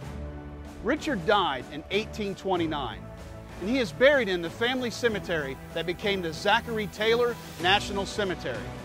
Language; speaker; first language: English; native; English